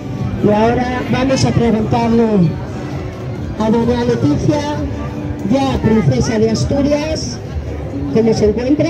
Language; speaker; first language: Spanish; native; Spanish